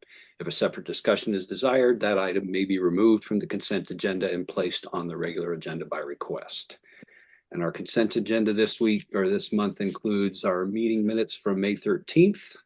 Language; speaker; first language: English; native; English